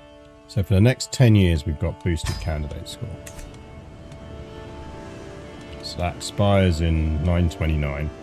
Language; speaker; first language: English; native; English